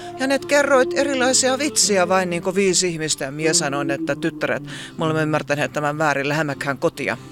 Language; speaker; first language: Finnish; native; Finnish